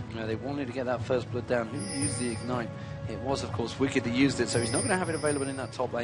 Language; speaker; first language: English; native; English